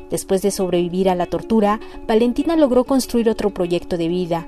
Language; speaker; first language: Spanish; native; Spanish